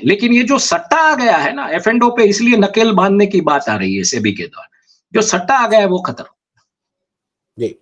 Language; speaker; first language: Hindi; non-native, local second language; Gujarati